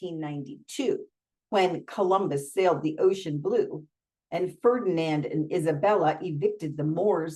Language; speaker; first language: English; native; English